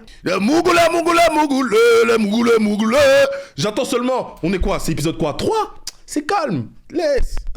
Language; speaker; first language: French; native; French